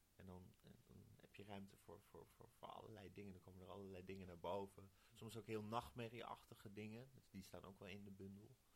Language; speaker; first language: Dutch; native; Dutch